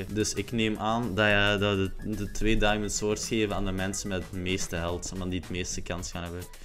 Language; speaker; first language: Dutch; native; Dutch